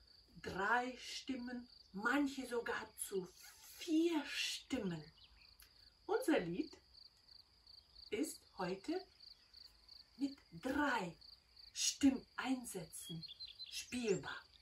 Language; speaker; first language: German; non-native, fluent; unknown